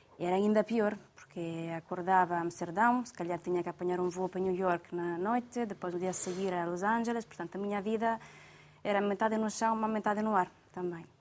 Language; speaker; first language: Portuguese; non-native, fluent; Italian